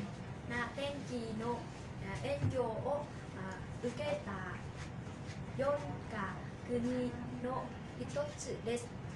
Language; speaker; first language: Japanese; non-native, learner; Vietnamese